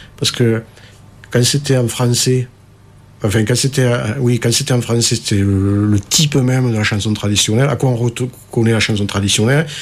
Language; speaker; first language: French; native; French